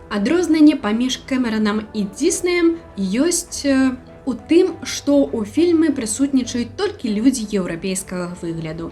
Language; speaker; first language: Belarusian; non-native, local second language; Russian